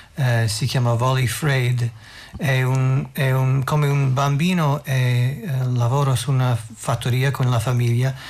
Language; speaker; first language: Italian; non-native, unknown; English